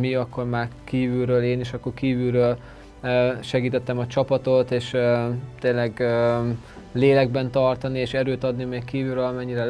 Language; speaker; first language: Hungarian; native; Hungarian